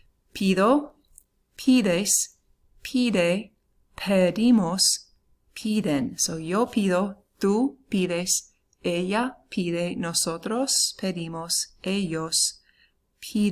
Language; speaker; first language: Spanish; non-native, fluent; English